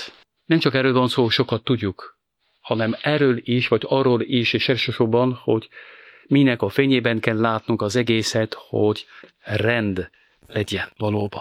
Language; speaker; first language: Hungarian; non-native, fluent; French